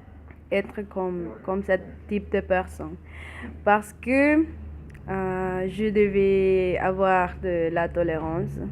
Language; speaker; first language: French; non-native, learner; Spanish